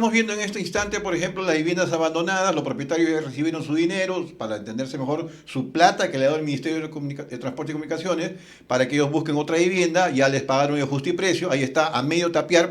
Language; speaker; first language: Spanish; native; Spanish